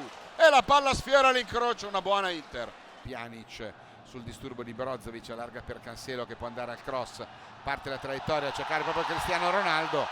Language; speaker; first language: Italian; native; Italian